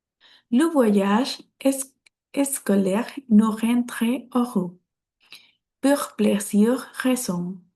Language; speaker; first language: French; non-native, learner; Spanish